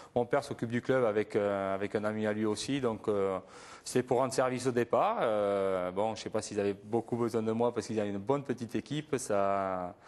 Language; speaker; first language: French; native; French